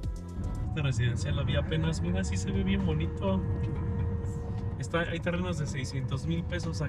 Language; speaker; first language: Spanish; native; Spanish